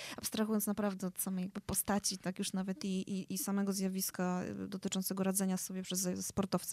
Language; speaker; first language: Polish; native; Polish